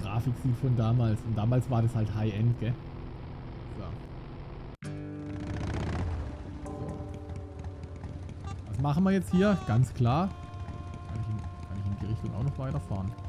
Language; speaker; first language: German; native; German